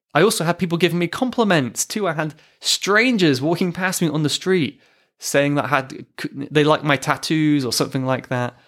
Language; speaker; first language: English; native; English